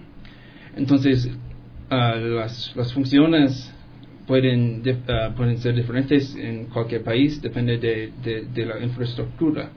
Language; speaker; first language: Spanish; non-native, fluent; English